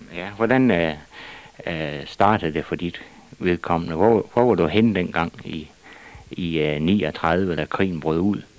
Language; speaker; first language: Danish; native; Danish